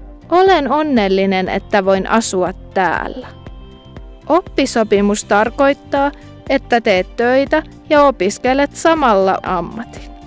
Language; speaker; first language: Finnish; non-native, fluent; Arabic